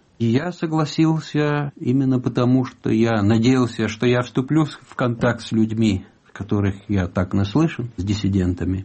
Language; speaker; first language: Russian; non-native, fluent; Italian